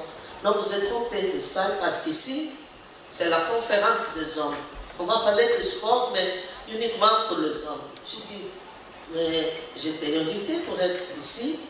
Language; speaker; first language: French; non-native, learner; Portuguese